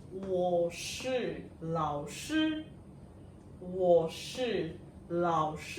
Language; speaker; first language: Chinese; non-native, fluent; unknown